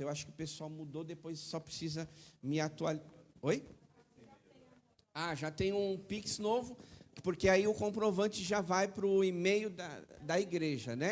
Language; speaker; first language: Portuguese; native; Portuguese